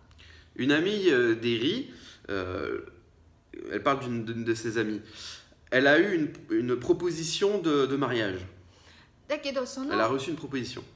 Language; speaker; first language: French; native; French